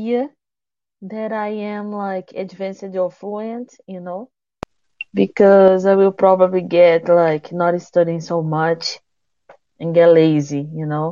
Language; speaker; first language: English; non-native, fluent; Portuguese